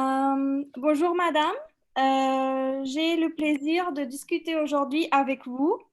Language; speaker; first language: French; non-native, fluent; Macedonian